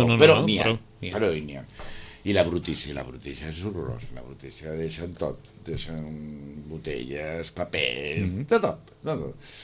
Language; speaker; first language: Catalan; non-native, local second language; Spanish